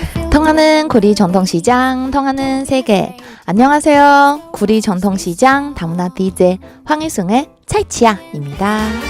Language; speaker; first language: Korean; non-native, fluent; Chinese